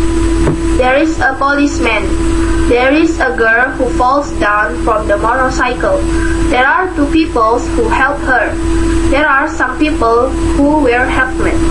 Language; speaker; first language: English; non-native, learner; Indonesian